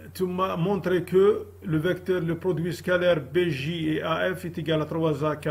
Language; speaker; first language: French; non-native, local second language; Arabic